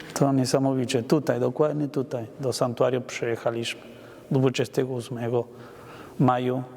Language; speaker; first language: Polish; non-native, learner; Spanish